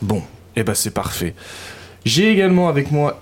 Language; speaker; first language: French; native; French